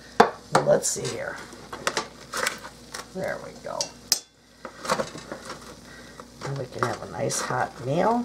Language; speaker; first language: English; native; English